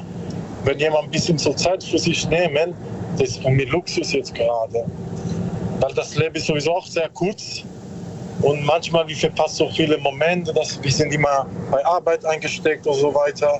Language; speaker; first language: German; non-native, learner; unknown